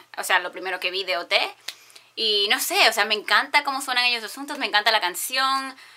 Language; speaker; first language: Spanish; early bilingual, heritage; Spanish